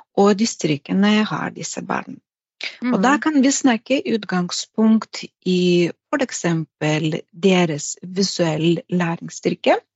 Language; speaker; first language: Norwegian; non-native, fluent; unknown